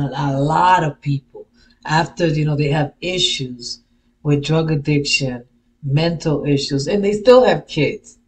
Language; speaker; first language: English; early bilingual, other home language; Spanish